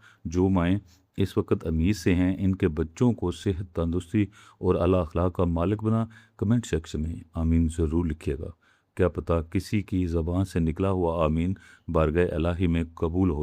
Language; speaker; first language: Urdu; native; Urdu